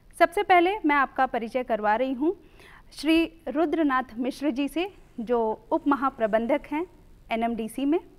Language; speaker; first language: Hindi; native; Hindi